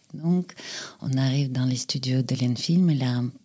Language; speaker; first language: French; non-native, fluent; Russian